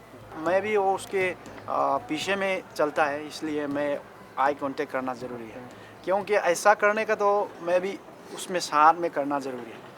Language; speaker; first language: Hindi; non-native, local second language; Manipuri